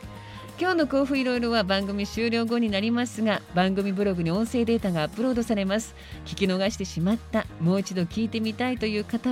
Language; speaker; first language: Japanese; native; Japanese